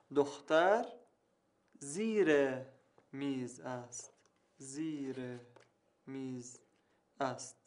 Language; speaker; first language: Persian; non-native, learner; Arabic